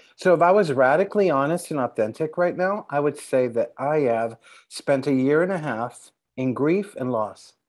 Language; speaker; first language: English; native; English